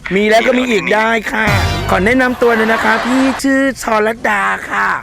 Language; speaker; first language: Thai; native; Thai